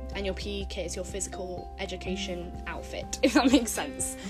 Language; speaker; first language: English; native; English